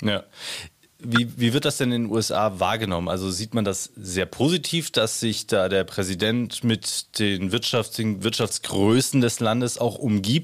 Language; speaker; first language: German; native; German